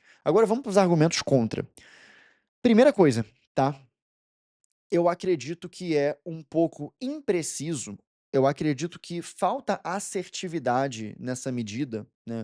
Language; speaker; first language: Portuguese; native; Portuguese